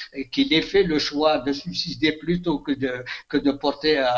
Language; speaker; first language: French; non-native, local second language; Kabyle